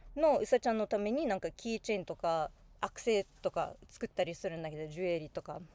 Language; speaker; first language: Japanese; non-native, fluent; English